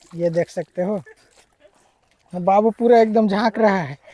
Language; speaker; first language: Hindi; native; Hindi